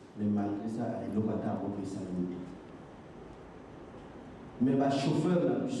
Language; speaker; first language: French; non-native, learner; Lingala